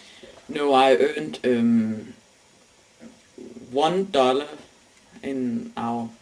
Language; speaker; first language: English; non-native, learner; Danish